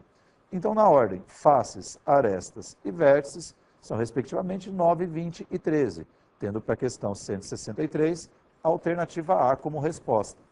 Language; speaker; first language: Portuguese; native; Portuguese